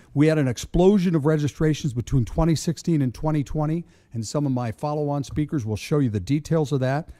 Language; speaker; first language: English; native; English